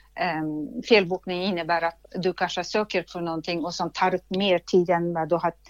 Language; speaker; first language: Swedish; non-native, fluent; Russian